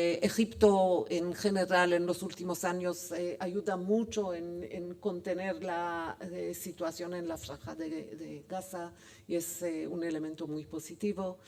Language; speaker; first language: Spanish; non-native, fluent; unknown